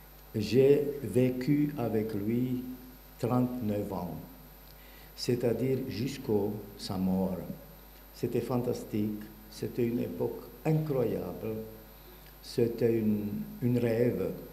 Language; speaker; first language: French; non-native, learner; Bulgarian